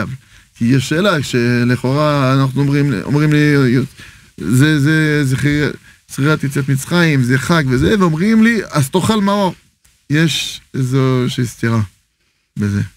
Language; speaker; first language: Hebrew; non-native, fluent; French